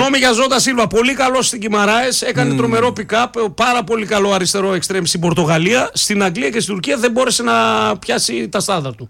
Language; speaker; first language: Greek; native; Greek